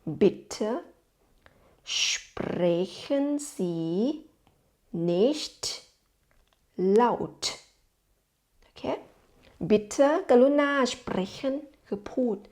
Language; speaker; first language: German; non-native, fluent; Thai